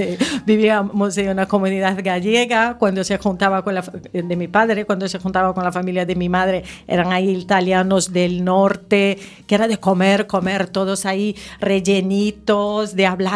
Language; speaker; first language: Spanish; native; Spanish